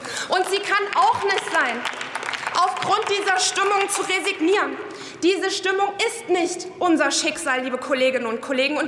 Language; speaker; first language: German; early bilingual, other home language; Arabic